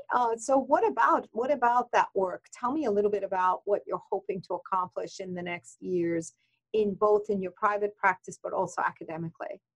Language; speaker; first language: English; non-native, fluent; Persian